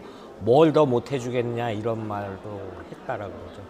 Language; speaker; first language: Korean; native; Korean